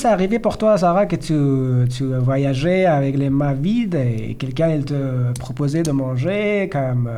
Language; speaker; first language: French; non-native, learner; Persian